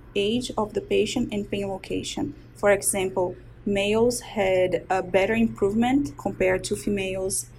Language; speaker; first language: English; non-native, fluent; Portuguese